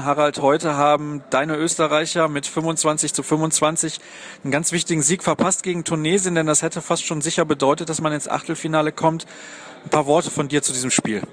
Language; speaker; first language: German; native; German